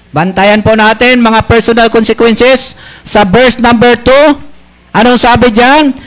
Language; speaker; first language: Filipino; non-native, local second language; Bikol